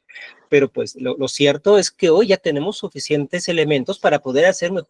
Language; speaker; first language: Spanish; native; Spanish